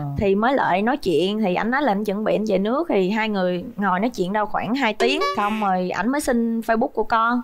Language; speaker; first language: Vietnamese; native; Vietnamese